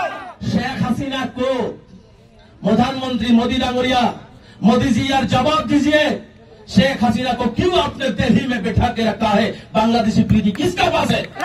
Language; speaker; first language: Hindi; non-native, local second language; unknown